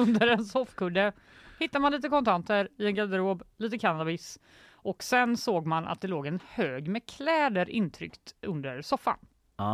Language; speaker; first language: Swedish; native; Swedish